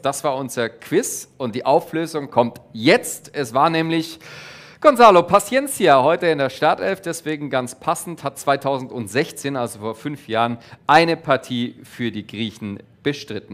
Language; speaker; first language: German; native; German